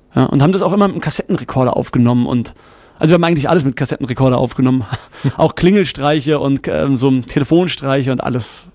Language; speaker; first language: German; native; German